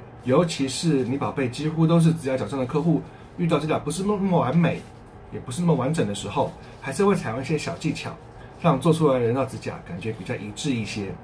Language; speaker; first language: Chinese; native; Chinese